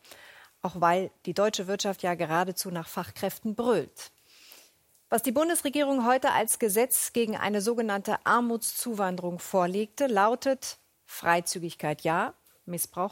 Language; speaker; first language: German; native; German